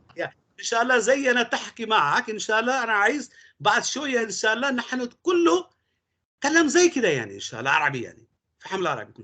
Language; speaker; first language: Arabic; non-native, learner; Urdu